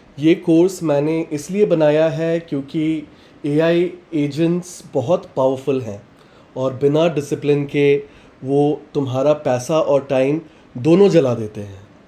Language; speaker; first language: Hindi; native; Hindi